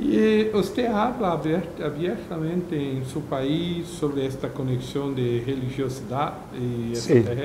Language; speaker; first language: Spanish; non-native, learner; Portuguese